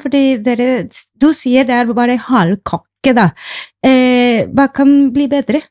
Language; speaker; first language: Norwegian; non-native, fluent; Spanish